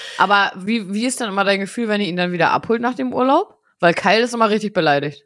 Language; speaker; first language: German; native; German